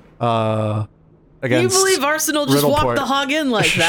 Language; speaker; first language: English; native; English